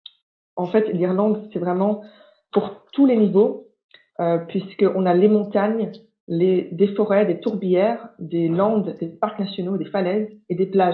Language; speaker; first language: French; non-native, fluent; English